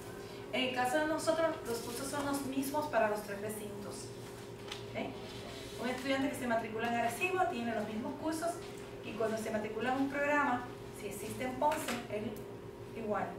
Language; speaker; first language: Spanish; native; Spanish